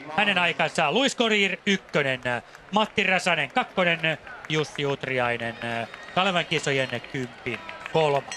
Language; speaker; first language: Finnish; native; Finnish